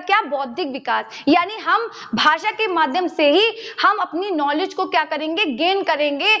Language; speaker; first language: Hindi; native; Hindi